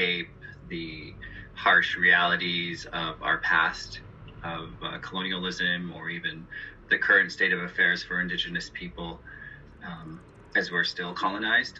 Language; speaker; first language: English; native; English